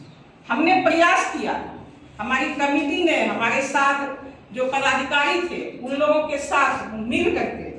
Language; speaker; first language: Hindi; native; Hindi